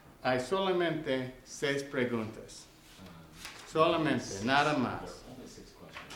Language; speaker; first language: Spanish; non-native, learner; English